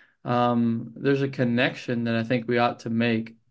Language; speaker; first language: English; native; English